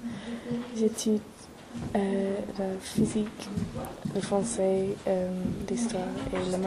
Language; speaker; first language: French; non-native, learner; English